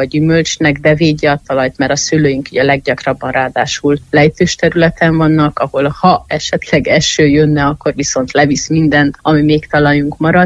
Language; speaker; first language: Hungarian; native; Hungarian